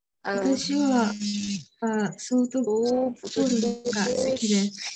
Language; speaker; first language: Japanese; non-native, learner; Indonesian